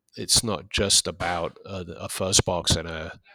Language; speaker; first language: English; native; English